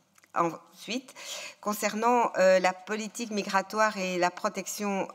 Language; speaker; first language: French; native; French